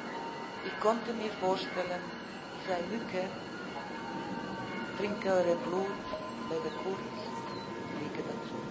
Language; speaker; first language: German; non-native, fluent; Croatian